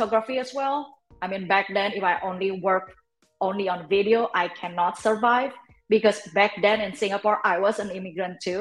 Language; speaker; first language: English; non-native, fluent; Indonesian